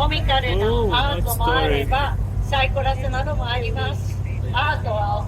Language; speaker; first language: Japanese; native; Japanese